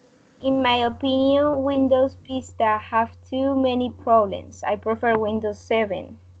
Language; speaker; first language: English; non-native, learner; Spanish